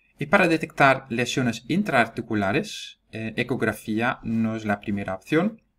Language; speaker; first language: Spanish; non-native, fluent; Dutch